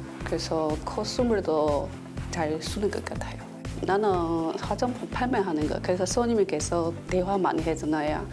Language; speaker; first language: Korean; non-native, learner; Chinese